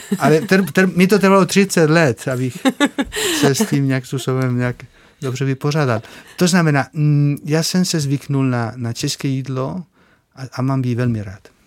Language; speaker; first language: Czech; non-native, fluent; Spanish